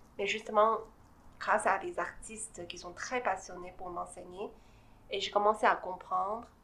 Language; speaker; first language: French; non-native, fluent; Chinese